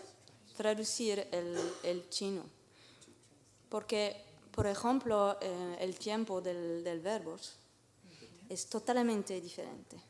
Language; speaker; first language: Spanish; non-native, learner; French